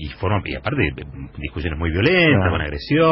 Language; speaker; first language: Spanish; native; Spanish